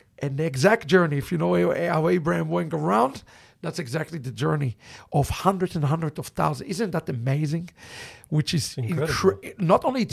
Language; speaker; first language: English; non-native, fluent; Hebrew